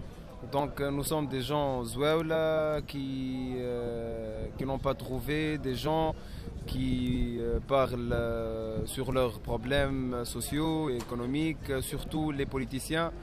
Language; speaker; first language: French; non-native, local second language; Arabic